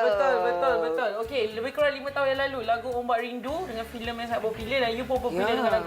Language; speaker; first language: Malay; native; Malay